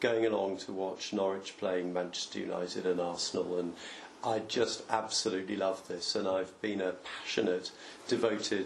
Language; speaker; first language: English; native; English